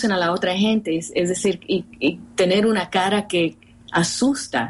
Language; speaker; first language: Spanish; early bilingual, heritage; Spanish